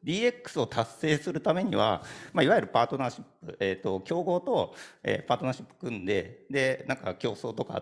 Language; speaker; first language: Japanese; native; Japanese